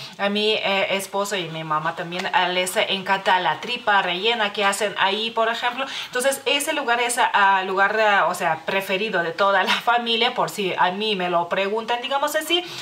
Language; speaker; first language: Spanish; non-native, fluent; Lithuanian